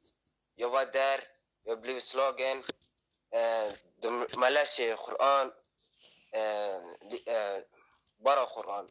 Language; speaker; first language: Swedish; early bilingual, other home language; Somali